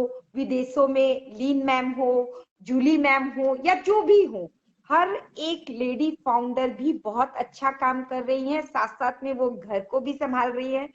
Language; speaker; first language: Hindi; native; Hindi